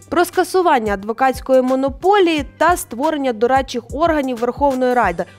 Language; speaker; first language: Ukrainian; native; Ukrainian